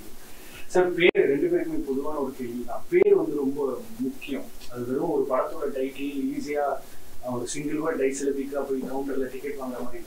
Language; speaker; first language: Tamil; native; Tamil